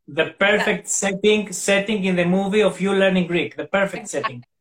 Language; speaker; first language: English; non-native, fluent; Greek